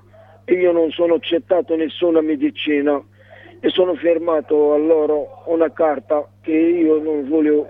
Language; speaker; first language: Italian; non-native, learner; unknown